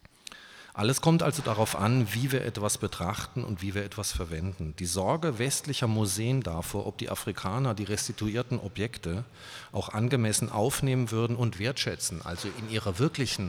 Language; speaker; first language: German; native; German